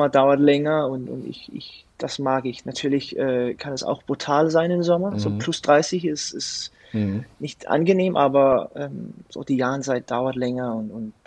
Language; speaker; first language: German; non-native, learner; Danish